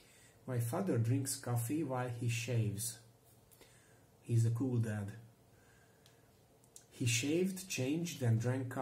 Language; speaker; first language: English; non-native, fluent; Hungarian